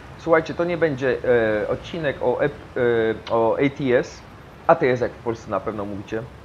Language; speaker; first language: Polish; early bilingual, heritage; Polish